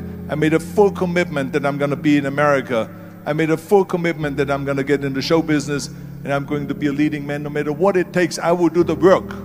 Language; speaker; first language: English; non-native, fluent; German